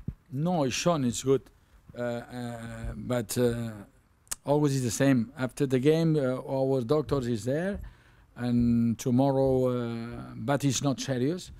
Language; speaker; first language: English; non-native, learner; Spanish